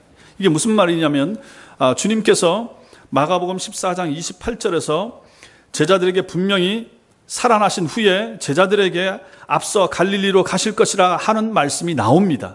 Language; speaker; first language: Korean; native; Korean